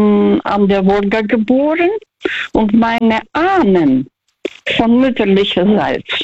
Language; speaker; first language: German; non-native, fluent; Russian